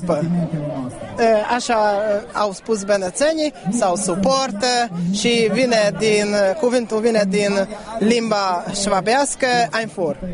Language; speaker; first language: Romanian; non-native, fluent; Hungarian